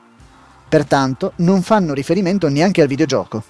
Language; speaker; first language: Italian; native; Italian